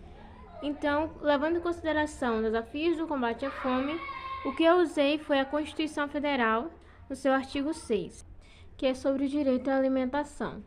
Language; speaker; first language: Portuguese; native; Portuguese